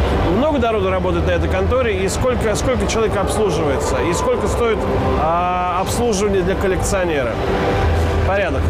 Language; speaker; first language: Russian; native; Russian